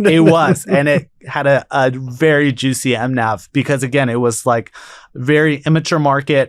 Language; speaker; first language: English; native; English